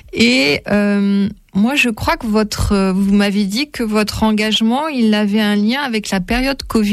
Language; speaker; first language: French; native; French